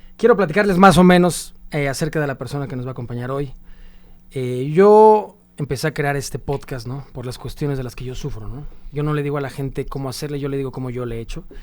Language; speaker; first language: Spanish; native; Spanish